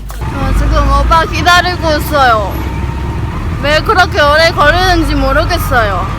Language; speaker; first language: Korean; non-native, learner; Khmer